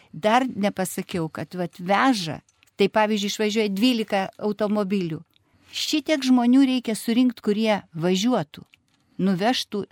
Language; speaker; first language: Lithuanian; non-native, fluent; Russian